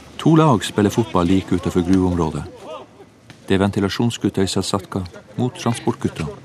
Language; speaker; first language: Norwegian; native; Norwegian